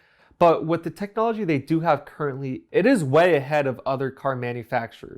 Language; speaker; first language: English; native; English